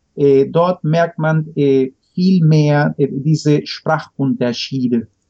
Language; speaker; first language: German; non-native, fluent; Spanish